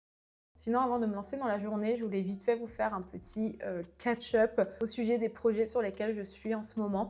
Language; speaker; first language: French; native; French